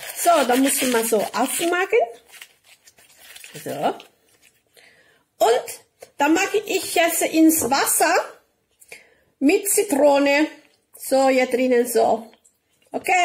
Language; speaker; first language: German; non-native, learner; Italian